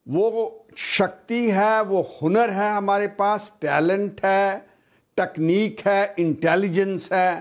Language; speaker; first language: Hindi; non-native, local second language; Punjabi